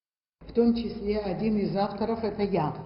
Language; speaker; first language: Russian; native; Russian